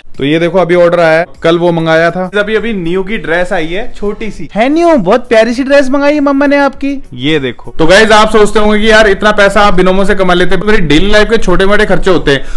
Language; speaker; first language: Hindi; native; Hindi